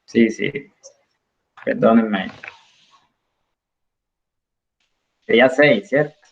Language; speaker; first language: Spanish; native; Spanish